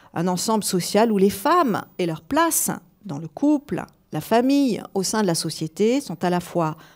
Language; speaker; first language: French; native; French